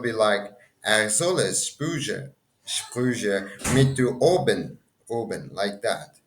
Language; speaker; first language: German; non-native, learner; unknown